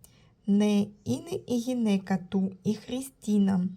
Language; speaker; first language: Greek; non-native, learner; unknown